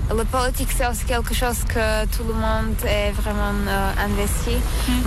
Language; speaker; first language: French; non-native, learner; Slovak